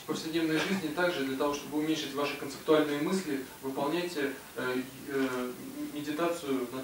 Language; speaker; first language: Russian; native; Russian